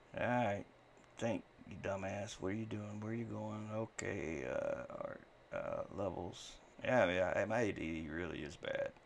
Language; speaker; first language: English; native; English